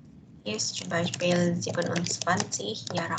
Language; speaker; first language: German; non-native, fluent; Indonesian